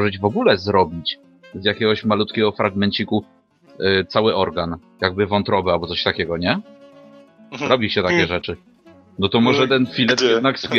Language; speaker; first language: Polish; native; Polish